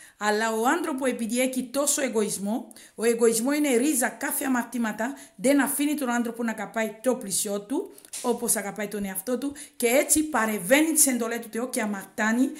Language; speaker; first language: Greek; non-native, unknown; Swahili